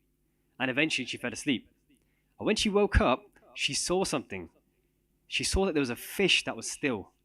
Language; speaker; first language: English; non-native, local second language; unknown